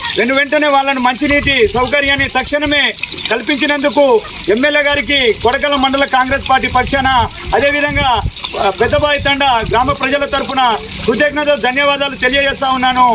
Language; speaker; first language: Telugu; native; Telugu